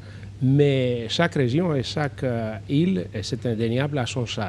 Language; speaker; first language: French; non-native, fluent; Greek